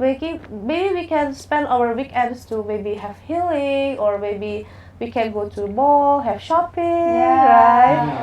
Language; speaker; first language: English; non-native, learner; Indonesian